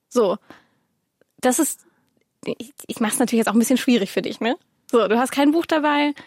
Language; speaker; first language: German; native; German